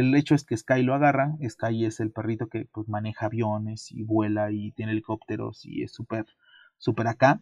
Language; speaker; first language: Spanish; native; Spanish